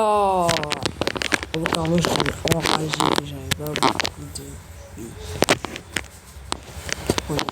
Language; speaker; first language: French; native; French